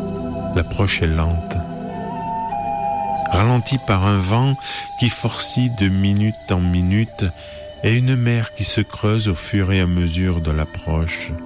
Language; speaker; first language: French; native; French